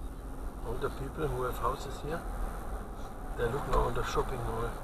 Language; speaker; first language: English; non-native, learner; German